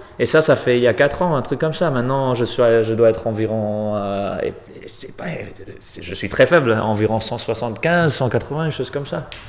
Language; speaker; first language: French; non-native, fluent; Spanish